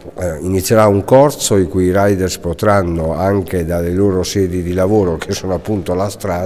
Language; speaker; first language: Italian; native; Italian